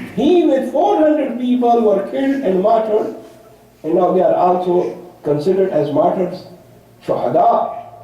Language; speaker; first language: English; non-native, local second language; Urdu